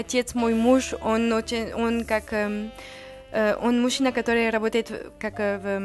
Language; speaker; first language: Russian; non-native, learner; French